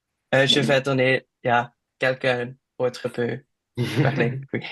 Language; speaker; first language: French; non-native, learner; Dutch